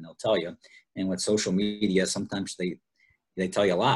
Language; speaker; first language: English; native; English